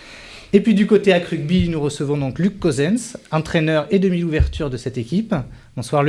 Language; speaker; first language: French; native; French